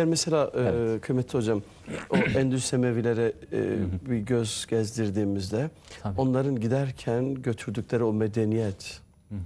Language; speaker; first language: Turkish; native; Turkish